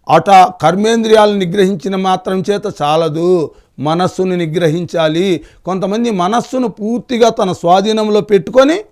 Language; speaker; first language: Telugu; native; Telugu